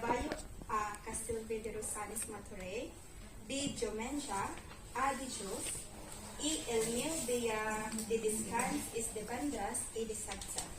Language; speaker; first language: Catalan; non-native, learner; Filipino